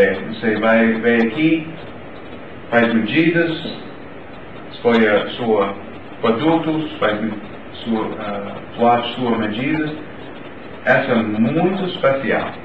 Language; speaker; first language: Portuguese; non-native, learner; English